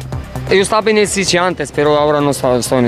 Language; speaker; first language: Spanish; non-native, learner; Arabic